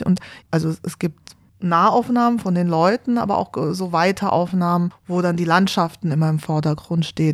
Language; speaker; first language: German; native; German